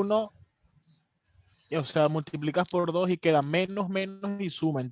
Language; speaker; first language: Spanish; native; Spanish